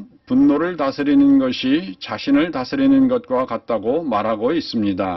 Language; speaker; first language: Korean; native; Korean